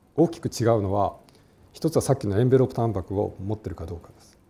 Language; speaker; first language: Japanese; native; Japanese